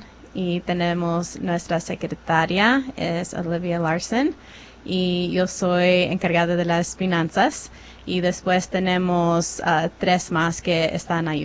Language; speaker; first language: Spanish; non-native, fluent; English